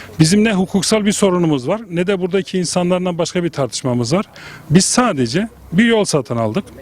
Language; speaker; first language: Turkish; early bilingual, heritage; Turkish